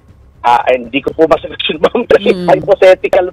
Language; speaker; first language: Filipino; native; Filipino